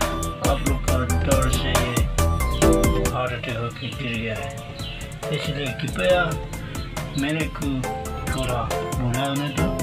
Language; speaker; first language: Hindi; non-native, local second language; Assamese